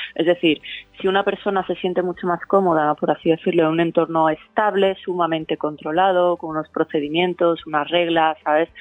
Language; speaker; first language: Spanish; native; Spanish